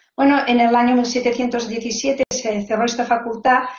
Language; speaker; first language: Spanish; native; Spanish